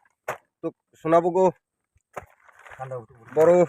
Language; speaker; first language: Bangla; native; Bangla